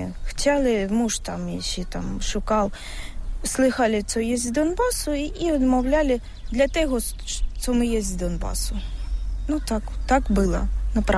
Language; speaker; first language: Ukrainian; non-native, local second language; Russian